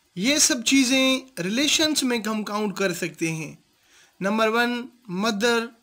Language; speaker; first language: Urdu; non-native, local second language; Sindhi